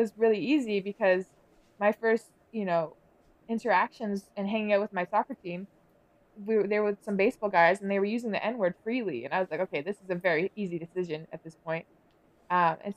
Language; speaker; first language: English; native; English